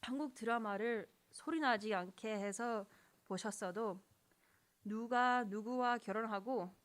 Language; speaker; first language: Korean; early bilingual, other home language; English